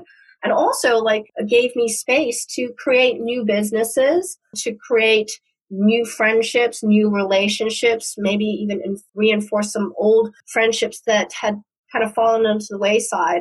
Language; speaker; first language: English; non-native, local second language; Cantonese